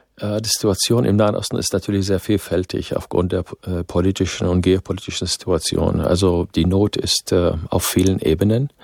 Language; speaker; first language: German; non-native, fluent; Arabic